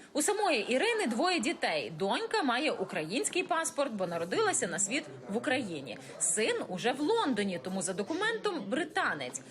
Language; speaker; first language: Ukrainian; native; Ukrainian